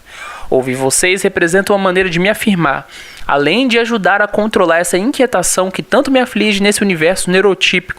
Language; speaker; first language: Portuguese; native; Portuguese